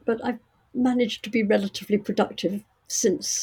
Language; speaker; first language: English; native; English